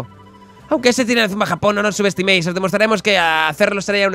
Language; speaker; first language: Spanish; native; Spanish